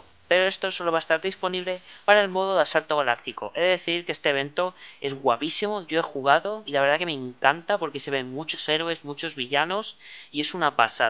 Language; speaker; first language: Spanish; native; Spanish